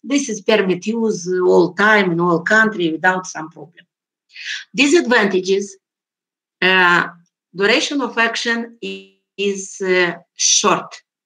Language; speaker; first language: English; non-native, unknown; Romanian